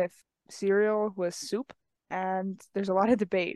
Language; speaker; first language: English; native; English